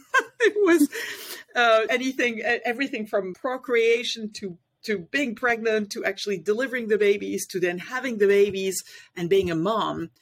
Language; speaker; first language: English; non-native, fluent; French